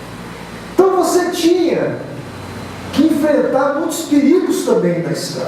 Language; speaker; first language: Portuguese; native; Portuguese